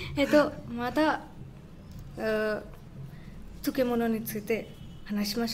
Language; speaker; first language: Japanese; non-native, learner; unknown